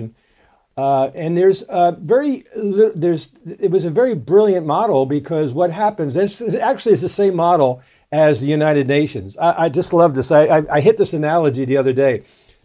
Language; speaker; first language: English; native; English